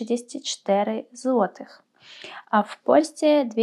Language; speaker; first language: Polish; non-native, fluent; Russian